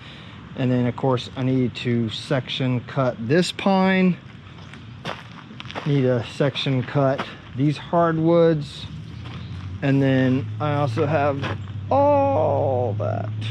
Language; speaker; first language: English; native; English